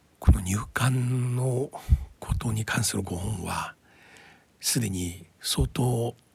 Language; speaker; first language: Japanese; non-native, fluent; Chinese